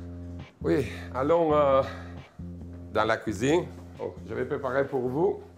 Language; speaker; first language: French; non-native, fluent; Italian